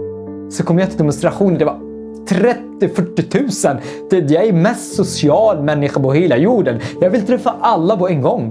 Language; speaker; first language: Swedish; non-native, fluent; Arabic